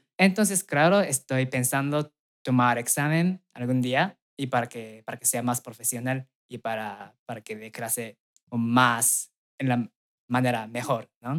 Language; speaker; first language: Spanish; non-native, fluent; Japanese